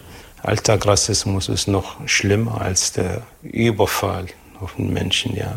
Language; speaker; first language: German; non-native, fluent; Arabic